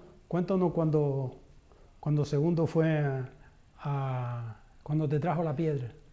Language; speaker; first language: Spanish; native; Spanish